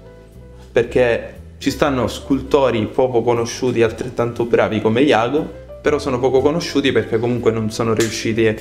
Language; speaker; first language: Italian; native; Italian